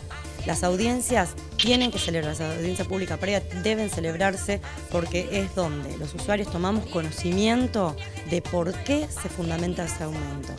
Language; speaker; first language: Spanish; native; Spanish